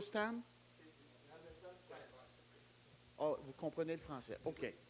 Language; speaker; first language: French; native; French